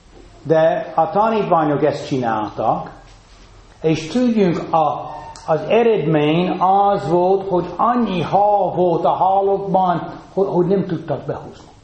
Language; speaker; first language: Hungarian; non-native, fluent; English